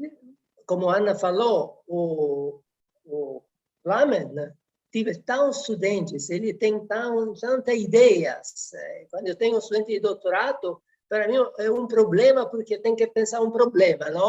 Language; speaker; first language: Portuguese; non-native, fluent; Italian